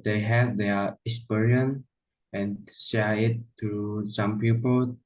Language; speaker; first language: English; non-native, learner; Vietnamese